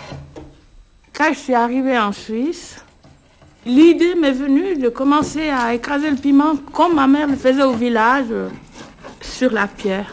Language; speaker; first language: French; non-native, local second language; Lingala